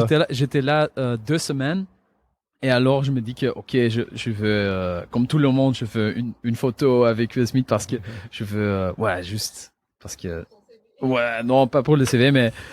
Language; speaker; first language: French; non-native, local second language; Dutch